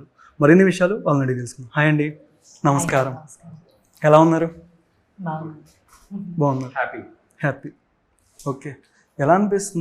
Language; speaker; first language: Telugu; native; Telugu